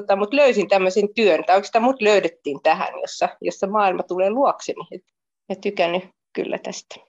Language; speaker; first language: Finnish; early bilingual, other home language; Spanish